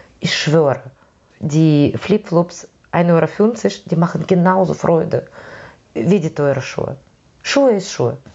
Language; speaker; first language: German; non-native, fluent; Russian